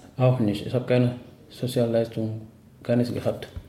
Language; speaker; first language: German; non-native, learner; Wolof